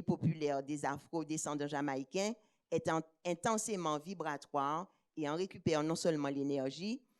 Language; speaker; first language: French; native; French